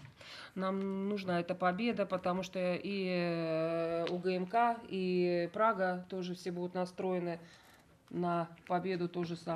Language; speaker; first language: Russian; native; Russian